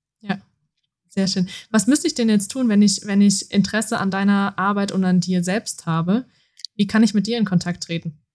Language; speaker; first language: German; native; German